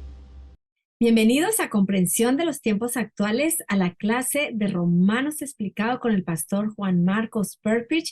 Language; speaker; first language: Spanish; native; Spanish